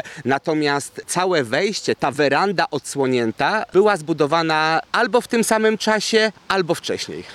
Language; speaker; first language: Polish; native; Polish